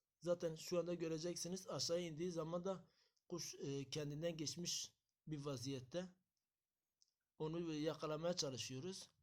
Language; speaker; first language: Turkish; native; Turkish